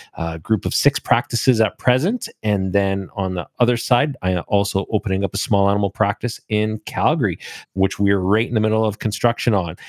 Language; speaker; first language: English; native; English